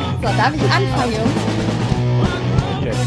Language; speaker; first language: German; native; German